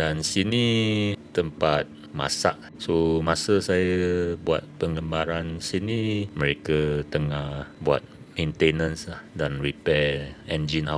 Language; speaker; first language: Malay; native; Malay